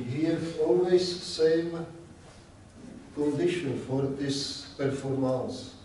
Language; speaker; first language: English; non-native, learner; Czech